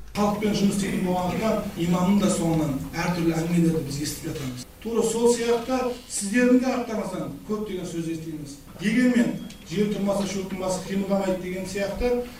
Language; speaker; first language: Kazakh; native; Kazakh